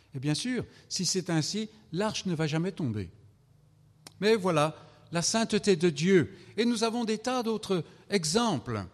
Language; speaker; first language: French; native; French